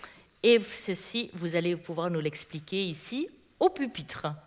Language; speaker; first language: French; native; French